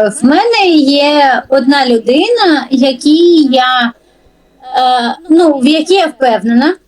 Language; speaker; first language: Ukrainian; non-native, learner; Russian